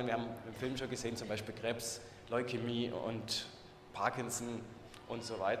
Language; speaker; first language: German; native; German